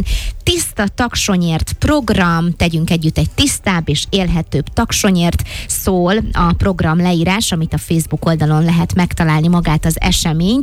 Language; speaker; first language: Hungarian; native; Hungarian